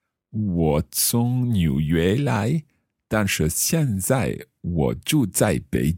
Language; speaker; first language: Chinese; non-native, learner; English